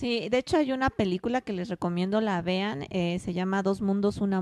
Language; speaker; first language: Spanish; native; Spanish